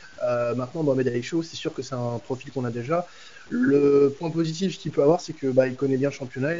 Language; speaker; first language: French; native; French